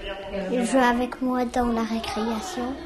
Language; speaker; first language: French; early bilingual, other home language; Arabic